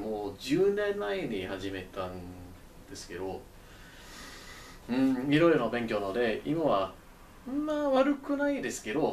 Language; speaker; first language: Japanese; non-native, learner; English